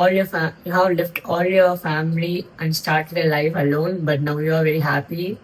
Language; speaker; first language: English; non-native, local second language; Tamil